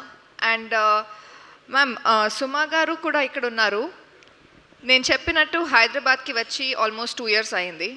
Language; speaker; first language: Telugu; non-native, local second language; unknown